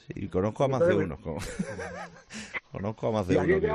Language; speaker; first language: Spanish; native; Spanish